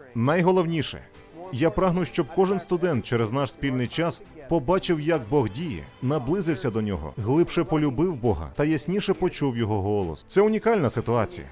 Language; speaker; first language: Ukrainian; non-native, fluent; English